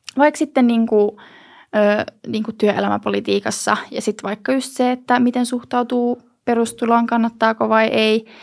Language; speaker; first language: Finnish; native; Finnish